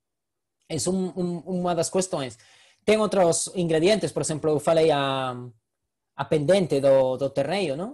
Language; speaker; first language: Portuguese; non-native, fluent; Spanish